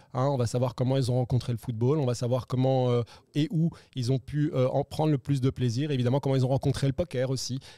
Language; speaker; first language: French; native; French